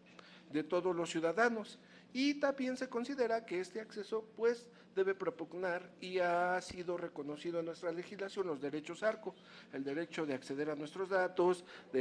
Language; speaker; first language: Spanish; native; Spanish